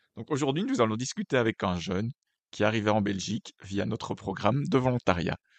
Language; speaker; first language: French; native; French